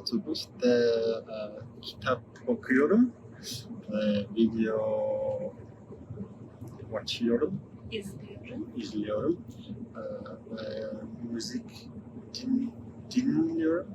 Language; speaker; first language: Turkish; non-native, learner; English